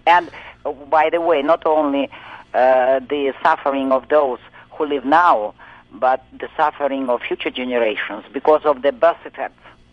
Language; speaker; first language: English; non-native, fluent; Russian